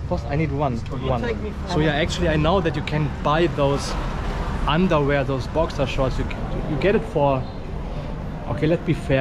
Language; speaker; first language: English; non-native, fluent; German